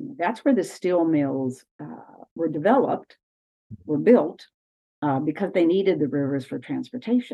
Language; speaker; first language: English; native; English